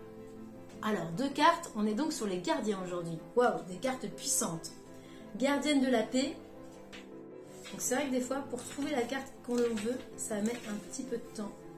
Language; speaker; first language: French; native; French